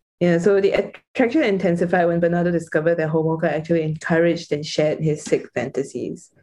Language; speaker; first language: English; native; English